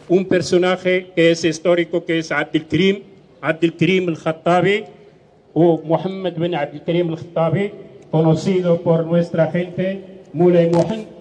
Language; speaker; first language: Spanish; non-native, fluent; Riffian